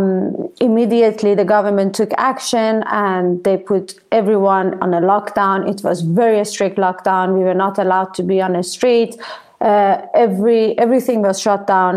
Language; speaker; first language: English; non-native, fluent; Persian